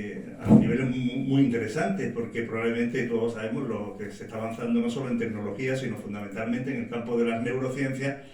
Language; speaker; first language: Spanish; native; Spanish